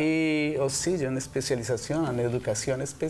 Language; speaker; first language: French; non-native, fluent; Spanish